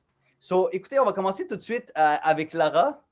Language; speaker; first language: French; native; French